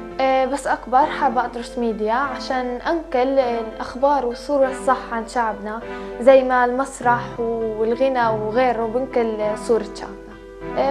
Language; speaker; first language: Arabic; native; Arabic